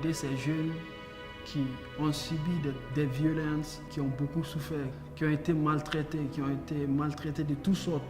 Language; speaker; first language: French; non-native, local second language; Bambara